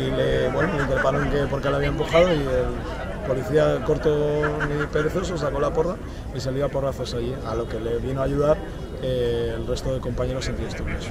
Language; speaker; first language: Spanish; native; Spanish